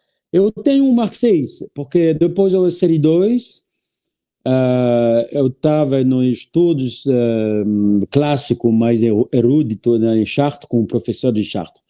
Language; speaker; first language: Portuguese; non-native, learner; French